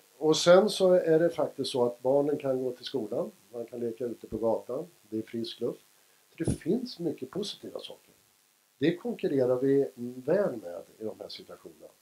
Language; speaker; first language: Swedish; native; Swedish